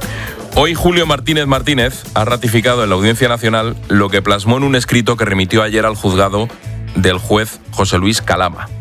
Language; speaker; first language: Spanish; native; Spanish